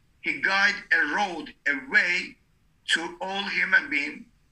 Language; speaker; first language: English; non-native, learner; Persian